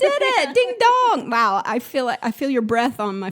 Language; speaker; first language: English; native; English